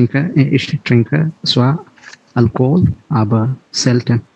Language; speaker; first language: German; non-native, learner; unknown